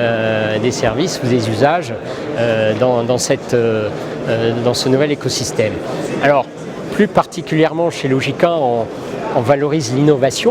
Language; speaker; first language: French; native; French